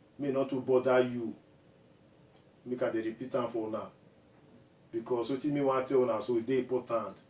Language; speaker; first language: Nigerian Pidgin; non-native, local second language; Bini